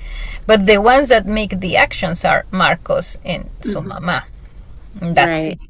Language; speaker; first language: English; non-native, fluent; Spanish